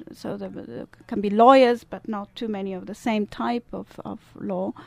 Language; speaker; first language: English; non-native, fluent; Italian